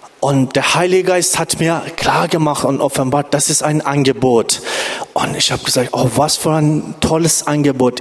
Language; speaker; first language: German; non-native, fluent; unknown